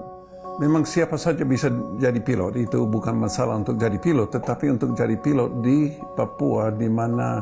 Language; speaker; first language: Indonesian; non-native, fluent; English